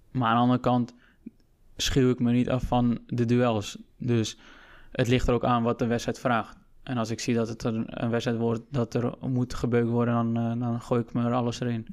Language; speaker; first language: Dutch; early bilingual, other home language; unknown